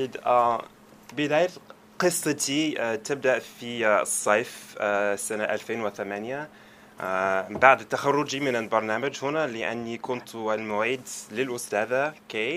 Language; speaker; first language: Arabic; non-native, fluent; English